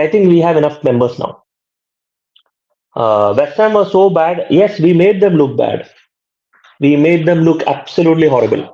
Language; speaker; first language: English; non-native, local second language; Malayalam